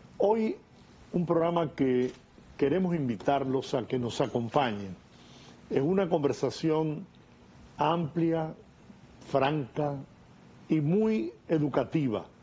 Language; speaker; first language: Spanish; native; Spanish